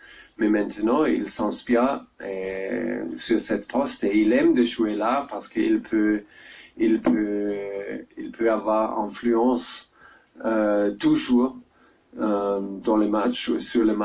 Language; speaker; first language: French; non-native, learner; German